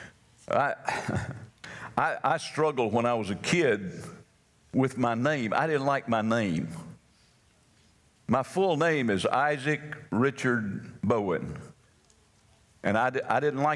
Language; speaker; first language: English; native; English